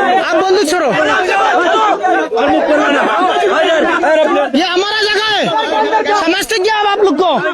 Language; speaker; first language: Hindi; non-native, learner; Bangla